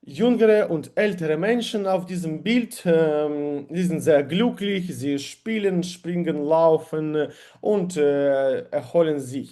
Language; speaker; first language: German; non-native, learner; Ukrainian